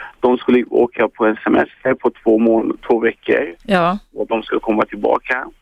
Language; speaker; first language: Swedish; early bilingual, other home language; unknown